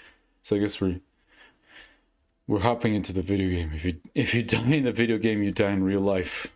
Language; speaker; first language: English; native; English